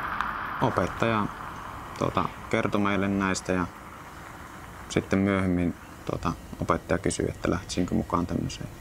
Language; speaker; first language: Finnish; native; Finnish